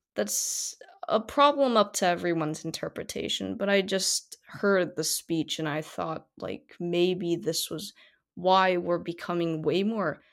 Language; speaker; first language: English; non-native, fluent; Korean